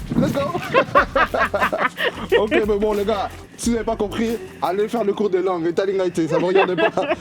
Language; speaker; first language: French; native; French